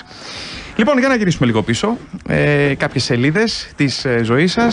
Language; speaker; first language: Greek; native; Greek